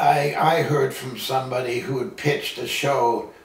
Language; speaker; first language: English; native; English